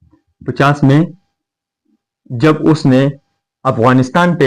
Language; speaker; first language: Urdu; non-native, fluent; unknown